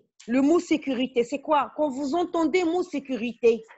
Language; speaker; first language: French; non-native, local second language; Arabic